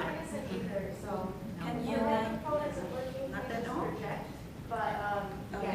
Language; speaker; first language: English; non-native, learner; Vietnamese